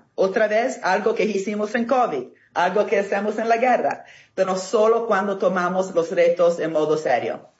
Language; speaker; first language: Spanish; non-native, fluent; Italian